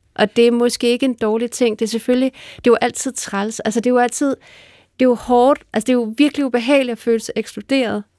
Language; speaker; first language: Danish; native; Danish